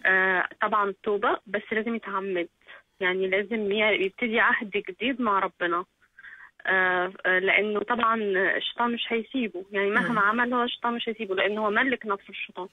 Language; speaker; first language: Arabic; native; Arabic